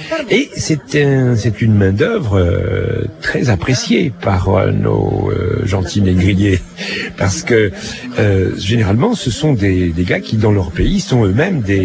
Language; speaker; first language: French; native; French